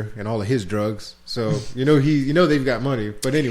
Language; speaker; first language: English; native; English